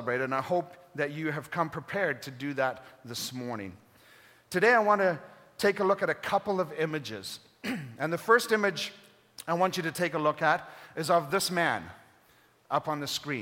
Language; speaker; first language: English; native; English